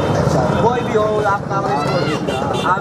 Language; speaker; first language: Hindi; native; Hindi